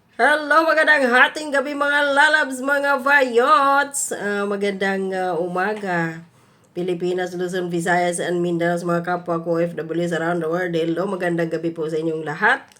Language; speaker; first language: Filipino; native; Filipino